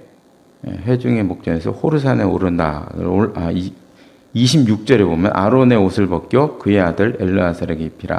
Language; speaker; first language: Korean; native; Korean